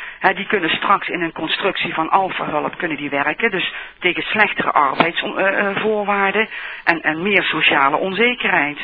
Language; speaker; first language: Dutch; native; Dutch